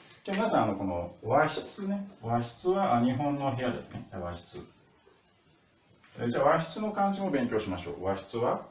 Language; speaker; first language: Japanese; non-native, fluent; Russian